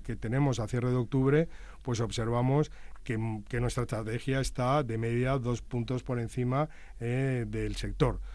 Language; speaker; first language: Spanish; native; Spanish